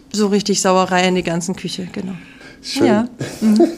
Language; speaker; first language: German; native; German